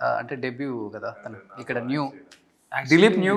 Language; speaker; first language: Telugu; native; Telugu